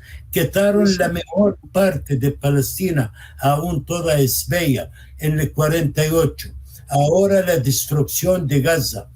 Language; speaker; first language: Spanish; non-native, fluent; Arabic